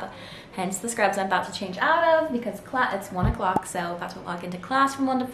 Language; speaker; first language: English; native; English